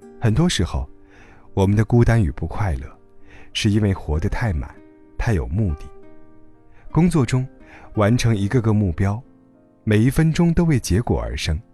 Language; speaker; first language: Chinese; native; Chinese